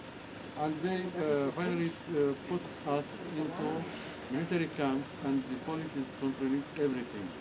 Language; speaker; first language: English; non-native, learner; Arabic